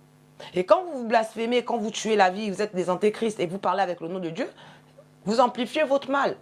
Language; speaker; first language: French; native; French